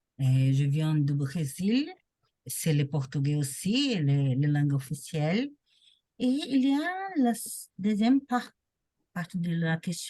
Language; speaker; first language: French; non-native, learner; Portuguese